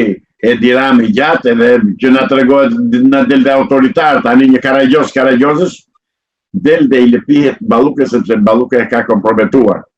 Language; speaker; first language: Albanian; native; Albanian